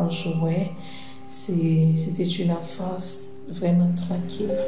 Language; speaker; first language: French; non-native, local second language; Haitian Creole